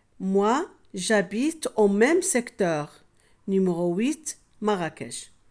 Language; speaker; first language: French; non-native, local second language; Arabic